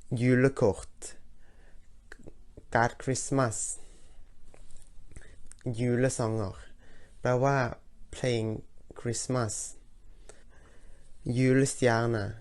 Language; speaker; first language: Thai; early bilingual, heritage; Thai